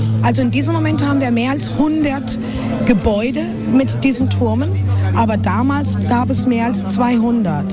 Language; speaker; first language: German; non-native, fluent; Spanish